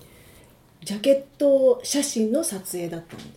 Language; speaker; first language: Japanese; native; Japanese